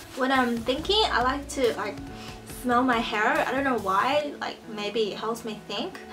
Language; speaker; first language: English; early bilingual, other home language; Chinese